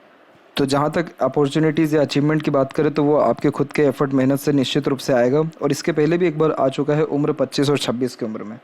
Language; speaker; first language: Hindi; native; Hindi